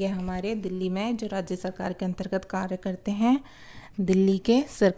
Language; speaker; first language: Hindi; native; Hindi